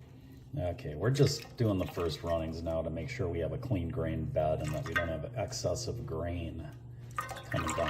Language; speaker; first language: English; native; English